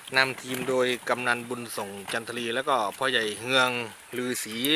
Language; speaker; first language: Thai; native; Thai